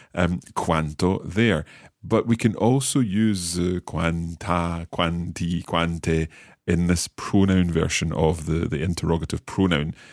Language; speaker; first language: English; native; English